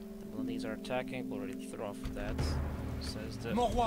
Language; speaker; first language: English; native; English